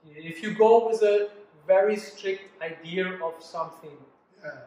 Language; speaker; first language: English; non-native, fluent; German